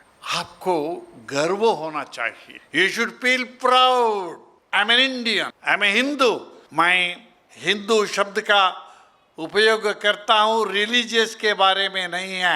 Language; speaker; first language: Hindi; non-native, local second language; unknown